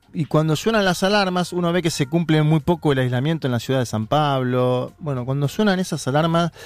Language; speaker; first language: Spanish; native; Spanish